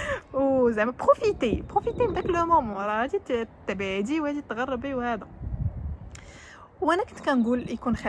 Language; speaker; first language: Arabic; native; Arabic